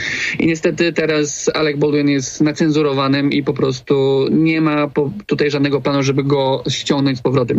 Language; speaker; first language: Polish; native; Polish